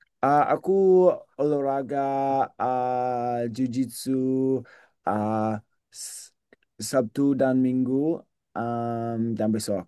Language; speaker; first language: Indonesian; non-native, learner; English